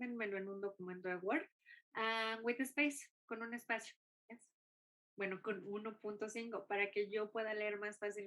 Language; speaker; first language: Spanish; non-native, fluent; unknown